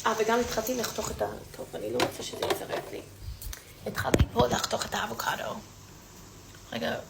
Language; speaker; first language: Hebrew; early bilingual, other home language; English